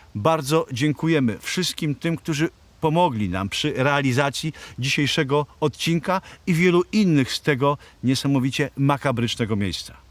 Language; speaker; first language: Polish; native; Polish